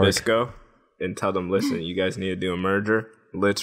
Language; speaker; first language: English; native; English